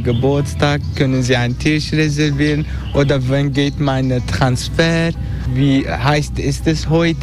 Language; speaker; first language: German; non-native, learner; Turkish